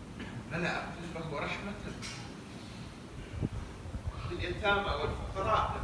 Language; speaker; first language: Arabic; native; Arabic